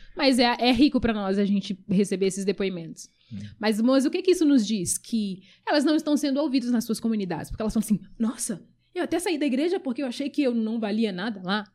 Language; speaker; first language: Portuguese; early bilingual, other home language; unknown